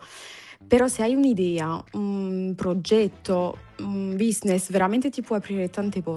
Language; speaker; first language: Italian; non-native, fluent; French